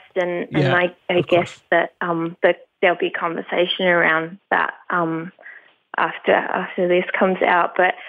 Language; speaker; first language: English; native; English